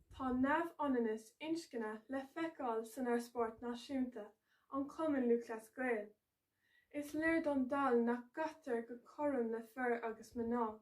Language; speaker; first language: Irish; non-native, local second language; English